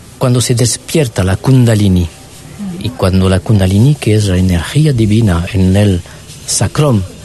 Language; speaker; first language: Spanish; non-native, learner; French